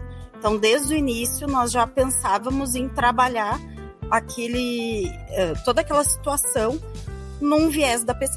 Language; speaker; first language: Portuguese; native; Portuguese